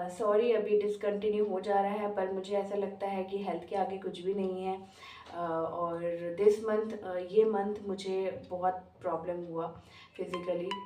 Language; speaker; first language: Hindi; non-native, local second language; Bangla